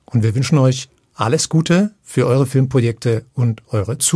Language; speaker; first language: German; native; German